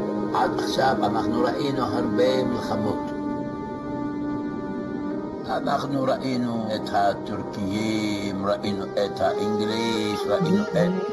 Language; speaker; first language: Hebrew; non-native, local second language; Arabic